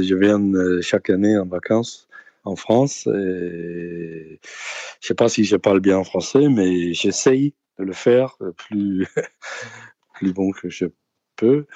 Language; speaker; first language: French; non-native, fluent; Danish